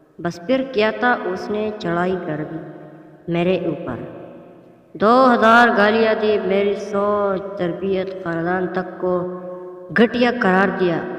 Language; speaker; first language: Urdu; non-native, local second language; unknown